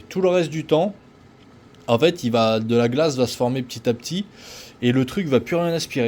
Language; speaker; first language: French; native; French